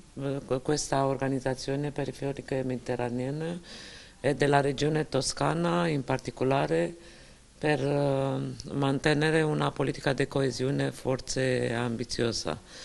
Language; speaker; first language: Italian; non-native, learner; Romanian